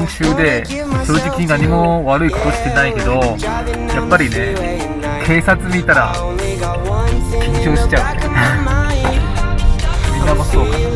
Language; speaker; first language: Japanese; non-native, fluent; Chinese